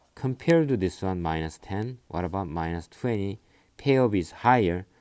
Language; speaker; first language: English; non-native, fluent; Korean